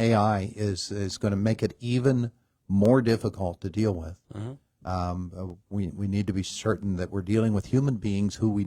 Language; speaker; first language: English; native; English